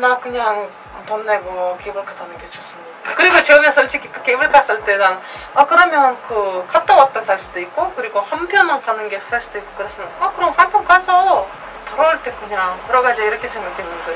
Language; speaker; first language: Korean; non-native, fluent; Lithuanian